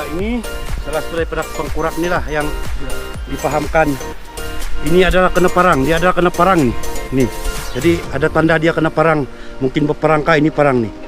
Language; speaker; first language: Malay; non-native, local second language; Central Dusun